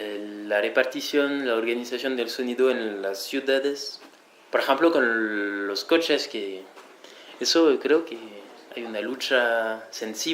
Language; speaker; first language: Spanish; non-native, fluent; French